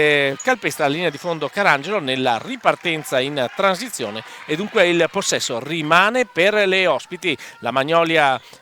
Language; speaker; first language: Italian; native; Italian